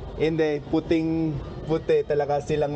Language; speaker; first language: Filipino; non-native, fluent; English